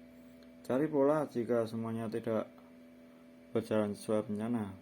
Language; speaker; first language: Indonesian; native; Indonesian